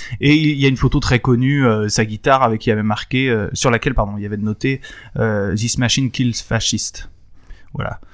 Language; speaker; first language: French; native; French